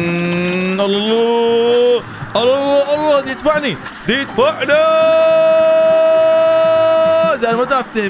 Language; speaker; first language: Arabic; native; Arabic